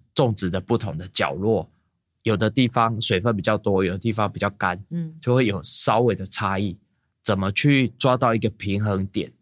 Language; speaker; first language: Chinese; native; Chinese